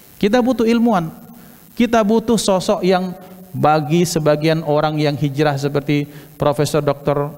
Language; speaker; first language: Malay; non-native, local second language; Javanese